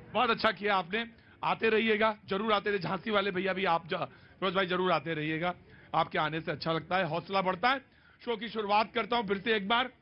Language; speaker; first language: Hindi; native; Hindi